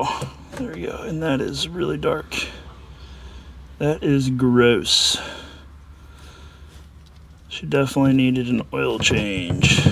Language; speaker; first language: English; native; English